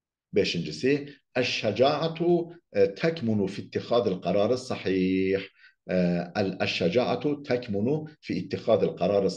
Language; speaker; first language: Arabic; non-native, fluent; Kurdish